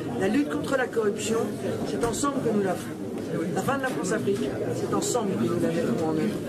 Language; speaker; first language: French; native; French